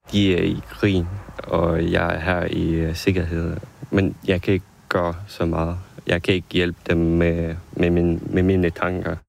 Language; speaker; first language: Danish; non-native, fluent; Ukrainian